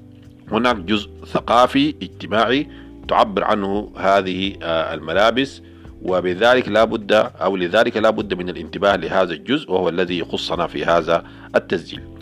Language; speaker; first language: Arabic; native; Arabic